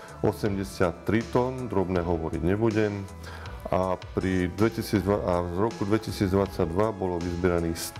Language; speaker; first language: Slovak; native; Slovak